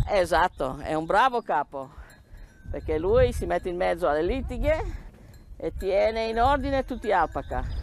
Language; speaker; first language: Italian; early bilingual, heritage; English